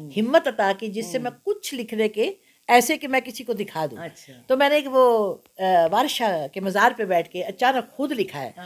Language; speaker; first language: Urdu; non-native, local second language; Punjabi